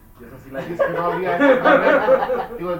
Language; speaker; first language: Spanish; native; Spanish